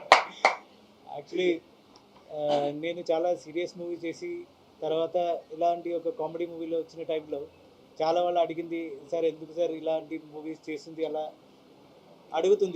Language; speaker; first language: Telugu; non-native, fluent; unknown